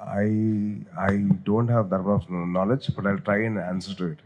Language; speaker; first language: English; non-native, local second language; Telugu